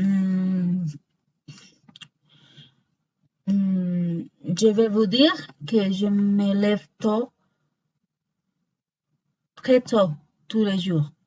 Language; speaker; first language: French; non-native, learner; Spanish